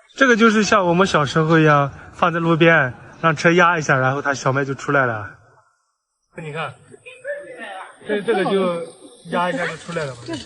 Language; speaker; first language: Chinese; native; Chinese